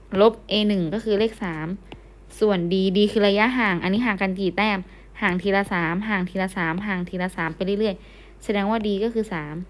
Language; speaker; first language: Thai; native; Thai